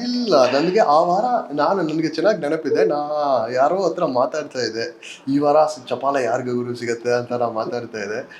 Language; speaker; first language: Kannada; non-native, local second language; English